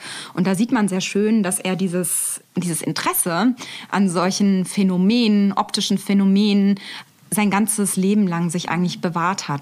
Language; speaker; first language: German; native; German